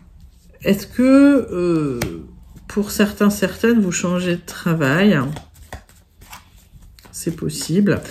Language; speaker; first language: French; native; French